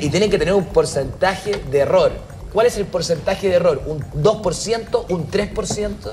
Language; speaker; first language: Spanish; native; Spanish